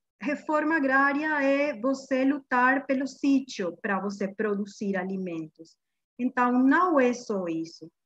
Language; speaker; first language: Portuguese; non-native, fluent; Guarani